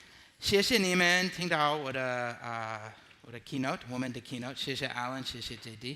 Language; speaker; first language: Chinese; non-native, learner; English